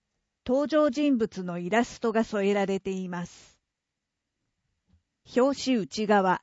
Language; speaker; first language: Japanese; native; Japanese